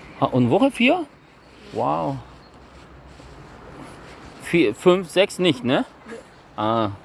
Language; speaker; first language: German; non-native, learner; Turkish